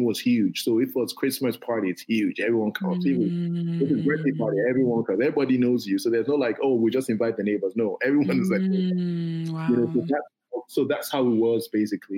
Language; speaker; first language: English; non-native, local second language; Yoruba